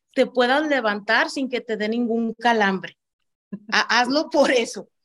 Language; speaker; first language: Spanish; native; Spanish